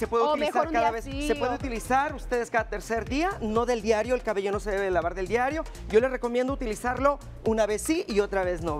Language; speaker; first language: Spanish; native; Spanish